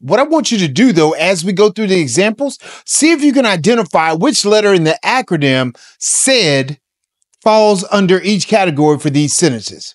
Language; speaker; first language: English; native; English